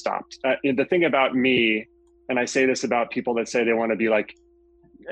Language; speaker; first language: English; native; English